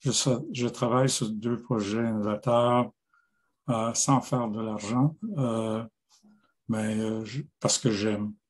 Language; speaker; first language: French; non-native, local second language; English